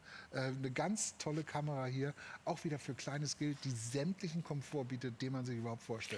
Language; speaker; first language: German; native; German